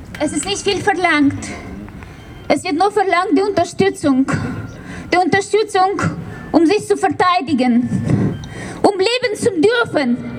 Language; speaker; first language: German; non-native, fluent; Ukrainian